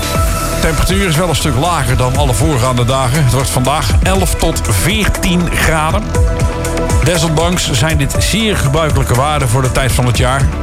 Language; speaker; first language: Dutch; native; Dutch